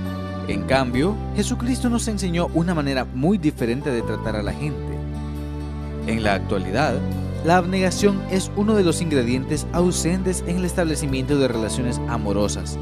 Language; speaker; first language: Spanish; native; Spanish